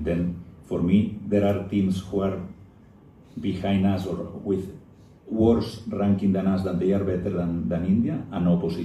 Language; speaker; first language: English; non-native, fluent; Spanish